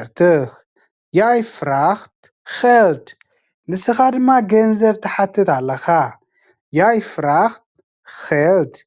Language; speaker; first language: Dutch; non-native, fluent; Tigrinya